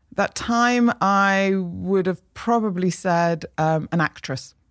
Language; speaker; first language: English; native; English